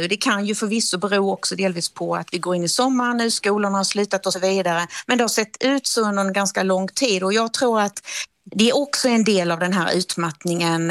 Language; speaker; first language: Swedish; native; Swedish